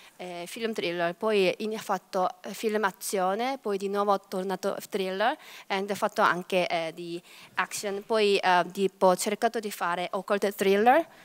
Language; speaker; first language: Italian; non-native, fluent; Korean